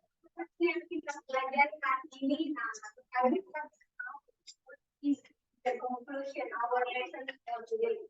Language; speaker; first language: English; non-native, fluent; Indonesian